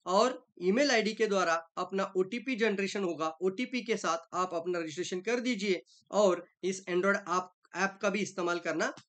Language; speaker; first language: Hindi; non-native, local second language; Marathi